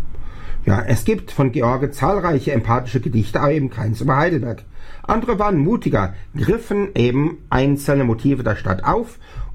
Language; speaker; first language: German; native; German